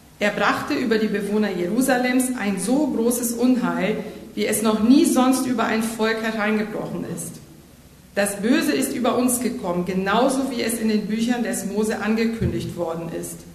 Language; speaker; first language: German; native; German